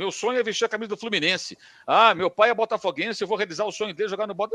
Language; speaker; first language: Portuguese; native; Portuguese